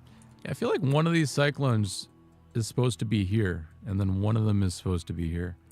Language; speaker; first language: English; native; English